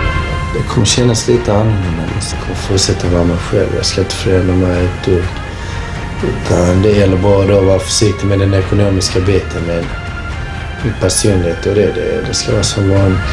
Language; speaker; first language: Swedish; early bilingual, other home language; Bosnian